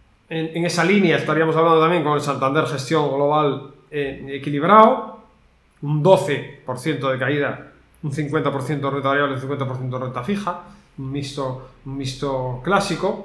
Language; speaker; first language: Spanish; native; Spanish